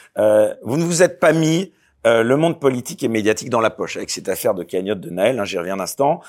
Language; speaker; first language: French; native; French